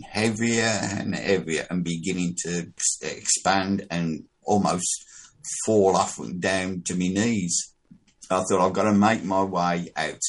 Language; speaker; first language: English; native; English